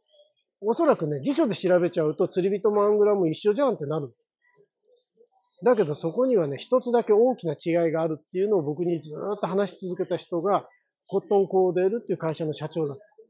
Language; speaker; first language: Japanese; native; Japanese